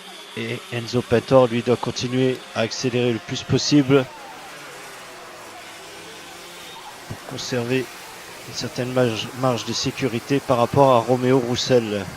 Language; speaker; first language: French; native; French